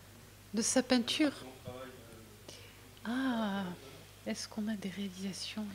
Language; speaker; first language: French; native; French